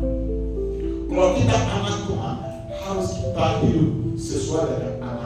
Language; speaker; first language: Indonesian; non-native, fluent; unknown